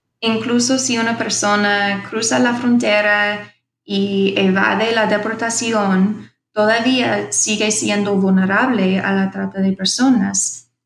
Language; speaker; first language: Spanish; non-native, fluent; English